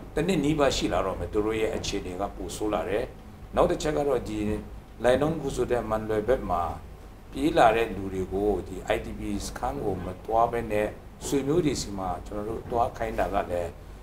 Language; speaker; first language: Burmese; non-native, local second language; Kachin